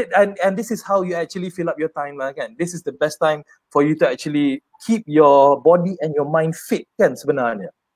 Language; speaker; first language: English; non-native, local second language; Malay